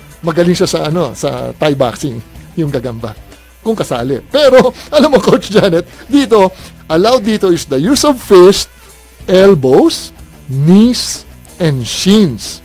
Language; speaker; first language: Filipino; native; Filipino